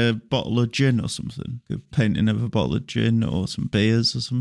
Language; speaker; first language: English; native; English